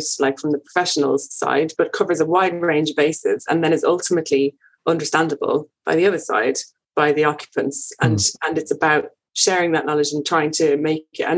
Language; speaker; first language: English; native; English